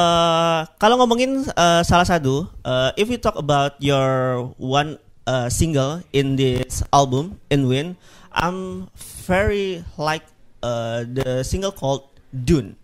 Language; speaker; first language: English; non-native, learner; Indonesian